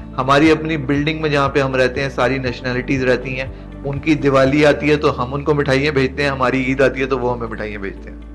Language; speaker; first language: Urdu; native; Urdu